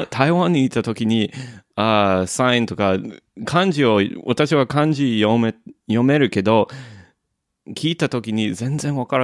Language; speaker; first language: Japanese; non-native, learner; English